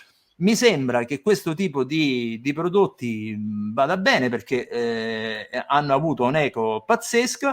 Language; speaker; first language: Italian; native; Italian